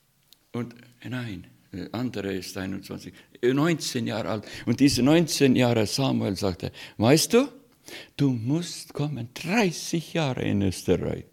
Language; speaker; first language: German; non-native, fluent; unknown